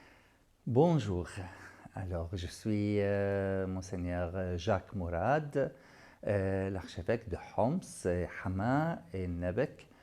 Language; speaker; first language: French; non-native, fluent; Arabic